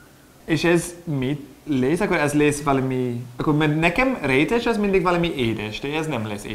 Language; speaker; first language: Hungarian; non-native, learner; English